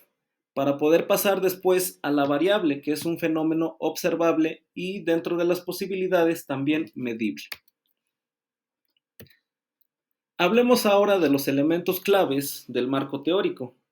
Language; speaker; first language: Spanish; native; Spanish